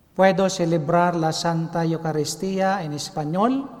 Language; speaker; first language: Spanish; non-native, learner; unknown